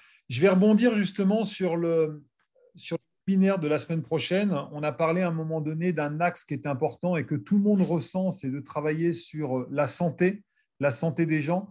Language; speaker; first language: French; native; French